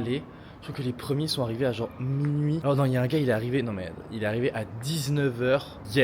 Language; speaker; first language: French; native; French